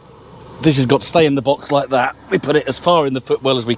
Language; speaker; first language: English; native; English